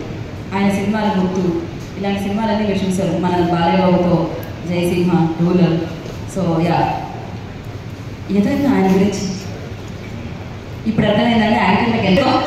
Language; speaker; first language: Telugu; native; Telugu